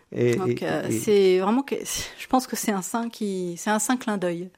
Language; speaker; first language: French; native; French